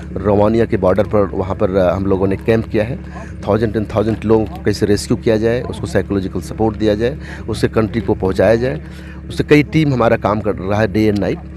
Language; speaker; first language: Hindi; native; Hindi